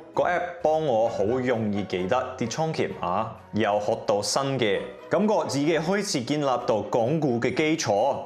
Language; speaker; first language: Cantonese; non-native, fluent; English